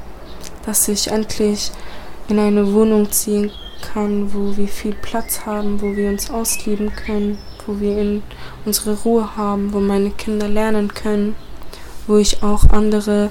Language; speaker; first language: German; early bilingual, other home language; Bosnian